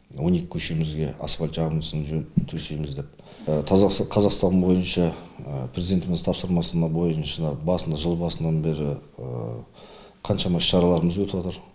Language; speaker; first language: Kazakh; native; Kazakh